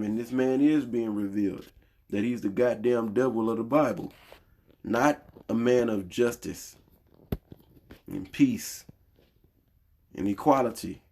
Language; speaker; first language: English; native; English